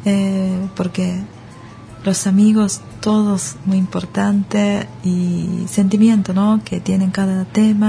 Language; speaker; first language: Spanish; non-native, learner; Japanese